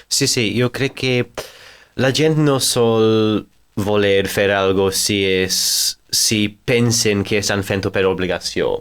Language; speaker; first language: Catalan; non-native, fluent; English